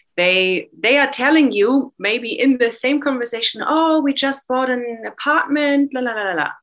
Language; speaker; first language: English; non-native, fluent; German